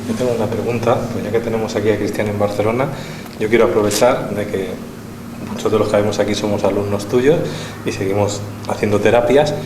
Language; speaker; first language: Spanish; native; Spanish